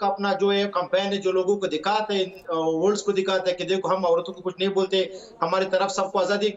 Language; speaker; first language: Hindi; non-native, fluent; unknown